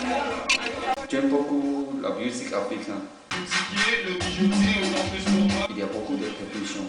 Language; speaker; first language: French; non-native, learner; Chinese